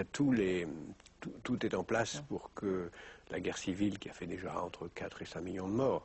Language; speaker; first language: French; native; French